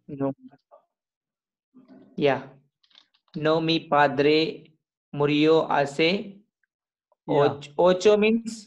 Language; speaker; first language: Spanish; non-native, learner; Urdu